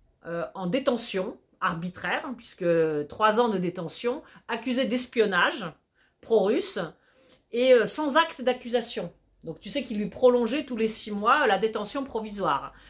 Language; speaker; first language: French; early bilingual, other home language; Polish